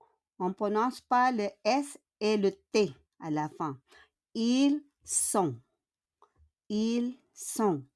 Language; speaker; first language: French; non-native, fluent; Filipino